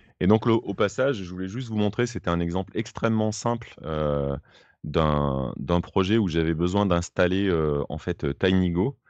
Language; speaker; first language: French; native; French